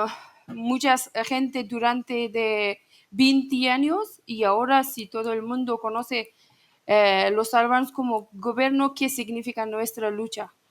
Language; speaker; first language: Spanish; non-native, learner; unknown